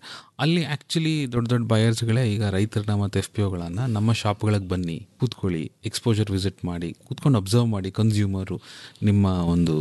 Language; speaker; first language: Kannada; native; Kannada